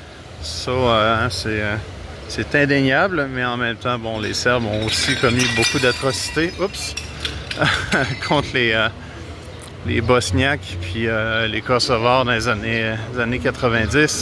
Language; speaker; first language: French; native; French